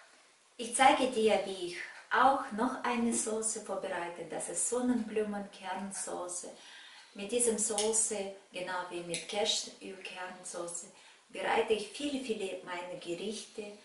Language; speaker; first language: German; non-native, fluent; Russian